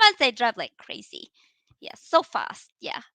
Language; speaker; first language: English; non-native, local second language; Filipino